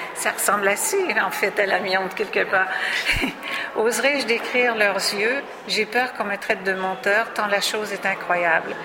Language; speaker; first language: French; native; French